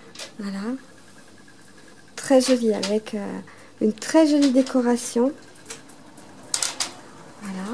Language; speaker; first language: French; native; French